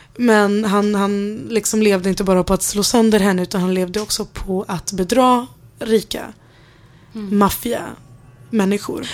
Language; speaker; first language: Swedish; early bilingual, other home language; Spanish